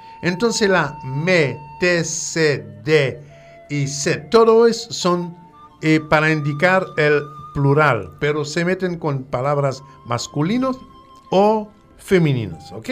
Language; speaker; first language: Spanish; non-native, fluent; French